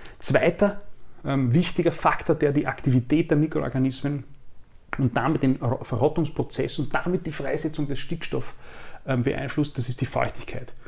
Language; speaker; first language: German; native; German